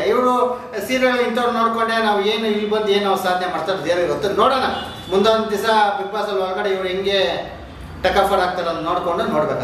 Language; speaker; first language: Kannada; native; Kannada